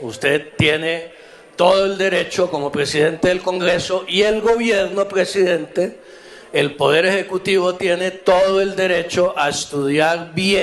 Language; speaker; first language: Spanish; native; Spanish